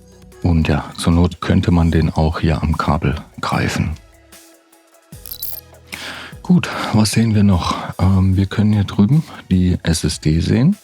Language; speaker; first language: German; native; German